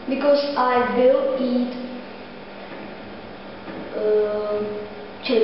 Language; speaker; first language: English; non-native, learner; Czech